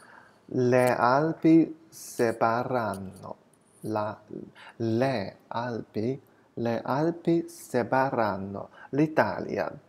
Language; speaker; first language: Italian; non-native, fluent; Chinese